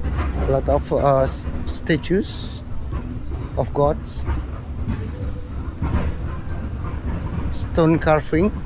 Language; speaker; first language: English; non-native, learner; Indonesian